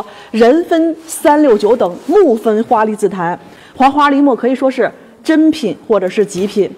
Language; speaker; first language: Chinese; native; Chinese